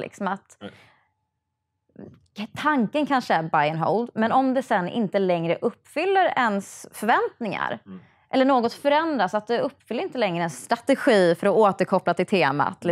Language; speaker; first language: Swedish; native; Swedish